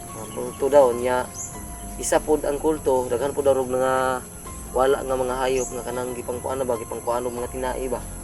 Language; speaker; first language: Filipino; non-native, local second language; Cebuano